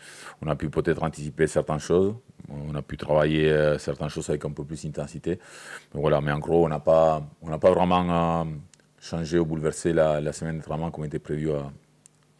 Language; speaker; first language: French; native; French